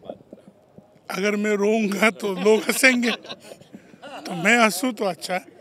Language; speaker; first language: Hindi; non-native, local second language; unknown